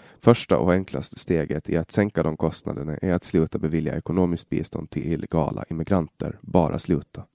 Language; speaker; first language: Swedish; native; Swedish